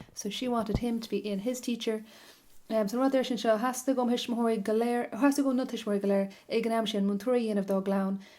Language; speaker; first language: Irish; non-native, local second language; English